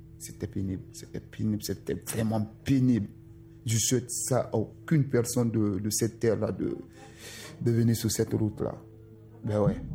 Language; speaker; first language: French; non-native, local second language; Susu